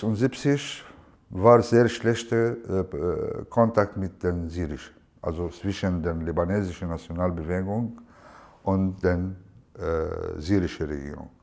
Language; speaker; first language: German; non-native, learner; Arabic